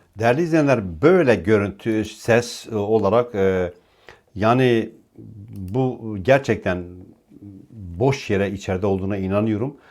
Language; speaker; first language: Turkish; native; Turkish